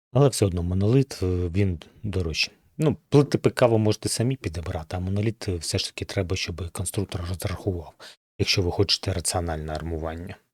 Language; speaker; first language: Ukrainian; non-native, local second language; Russian